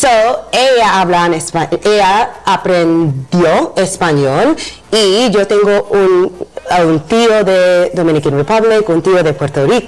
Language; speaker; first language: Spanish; non-native, learner; English